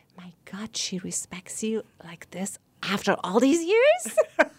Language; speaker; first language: English; non-native, fluent; Persian